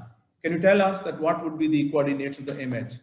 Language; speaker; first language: English; non-native, local second language; Urdu